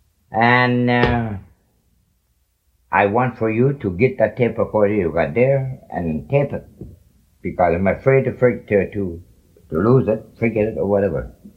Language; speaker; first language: English; non-native, local second language; French